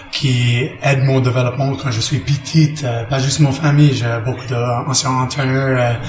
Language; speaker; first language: French; non-native, learner; English